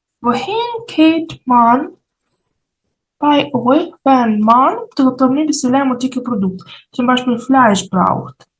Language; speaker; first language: German; non-native, fluent; Ukrainian